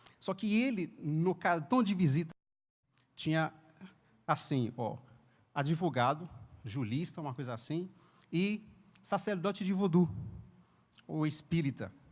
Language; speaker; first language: Portuguese; non-native, fluent; Haitian Creole